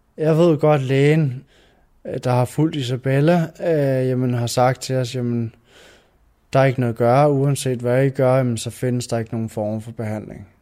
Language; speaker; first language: Danish; native; Danish